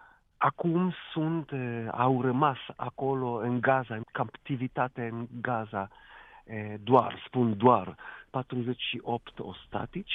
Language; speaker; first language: Romanian; non-native, fluent; Hebrew